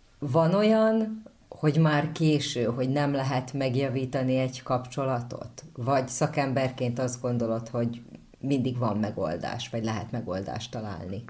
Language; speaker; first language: Hungarian; native; Hungarian